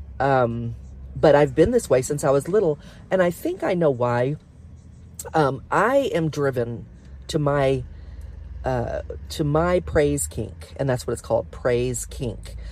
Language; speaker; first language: English; native; English